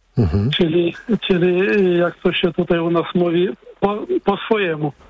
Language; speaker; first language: Polish; native; Polish